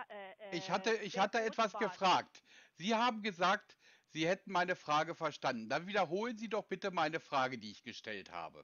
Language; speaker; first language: German; native; German